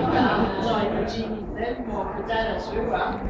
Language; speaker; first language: Welsh; non-native, learner; English